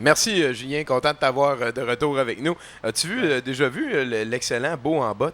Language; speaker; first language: French; native; French